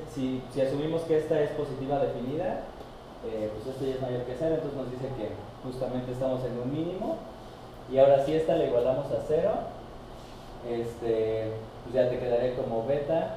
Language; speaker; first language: Spanish; native; Spanish